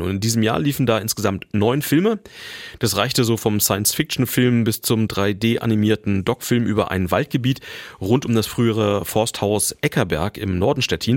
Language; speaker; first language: German; native; German